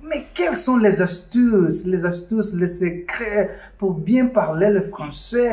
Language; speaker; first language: French; non-native, fluent; Portuguese